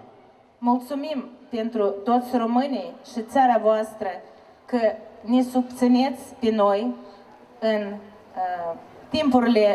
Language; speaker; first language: Romanian; non-native, learner; Ukrainian